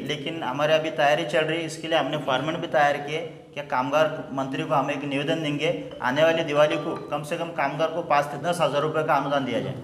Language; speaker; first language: Hindi; non-native, local second language; Marathi